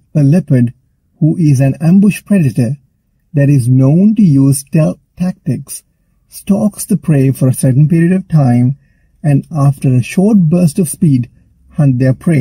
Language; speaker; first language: English; non-native, local second language; Sinhala